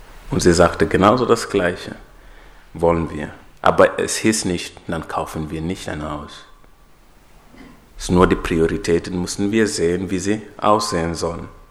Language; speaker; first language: German; non-native, fluent; Swahili